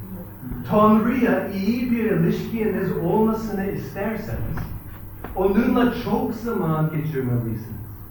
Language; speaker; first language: Turkish; non-native, fluent; English